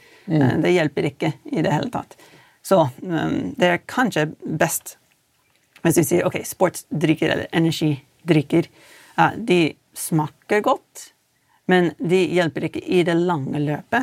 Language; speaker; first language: Norwegian; non-native, fluent; English